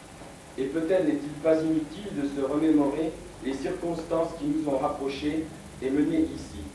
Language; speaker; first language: French; native; French